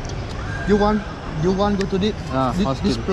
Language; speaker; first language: English; non-native, learner; Vietnamese